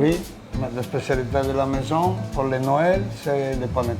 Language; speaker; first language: French; non-native, learner; Italian